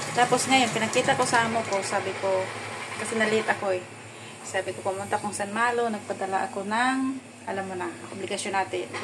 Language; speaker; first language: Filipino; non-native, local second language; Cebuano